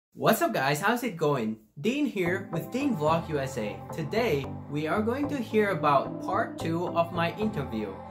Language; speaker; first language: English; non-native, fluent; Thai